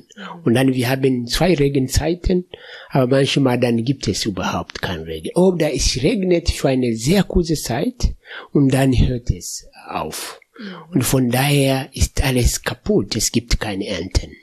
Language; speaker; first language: German; non-native, fluent; Swahili